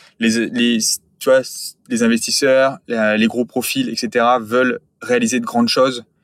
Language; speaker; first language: French; native; French